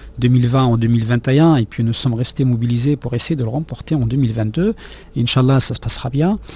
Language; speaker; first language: French; non-native, local second language; Arabic